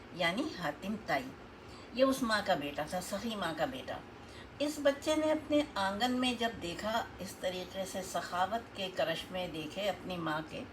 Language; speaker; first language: Urdu; native; Urdu